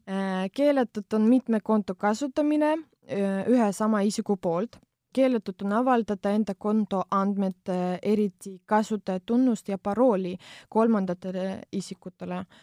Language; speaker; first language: Estonian; non-native, local second language; Russian